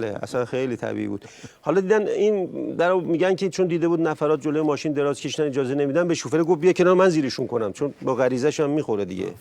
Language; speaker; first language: Persian; native; Persian